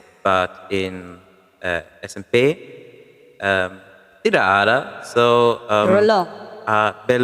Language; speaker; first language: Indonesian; non-native, learner; German